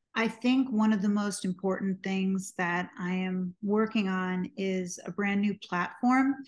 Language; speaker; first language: English; native; English